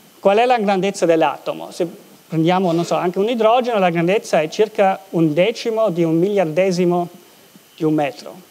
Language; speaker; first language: Italian; non-native, local second language; German